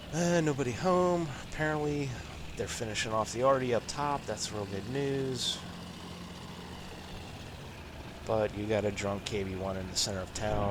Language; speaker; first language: English; native; English